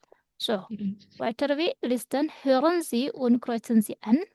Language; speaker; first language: German; non-native, fluent; Indonesian